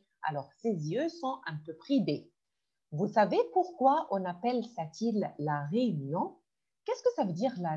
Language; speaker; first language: French; non-native, fluent; Arabic